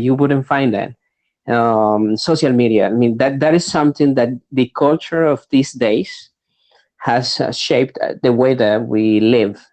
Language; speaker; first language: English; non-native, fluent; Spanish